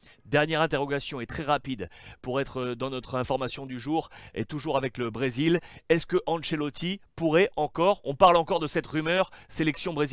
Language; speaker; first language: French; native; French